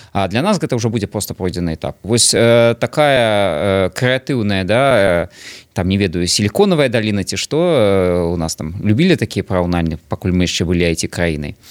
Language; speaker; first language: Belarusian; non-native, local second language; Russian